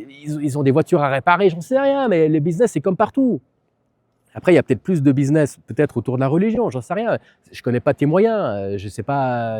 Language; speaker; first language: French; native; French